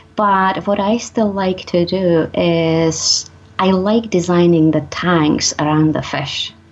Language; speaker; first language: English; non-native, fluent; Czech